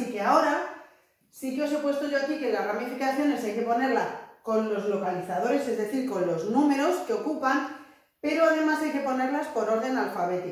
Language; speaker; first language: Spanish; native; Spanish